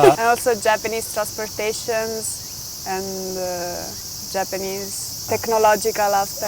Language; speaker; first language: English; non-native, fluent; Italian